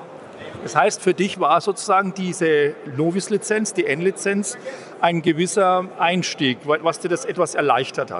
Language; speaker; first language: German; native; German